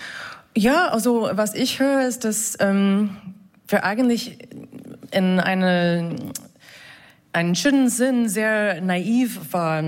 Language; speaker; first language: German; non-native, fluent; English